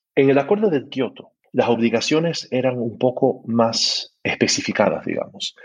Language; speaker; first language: Spanish; non-native, fluent; English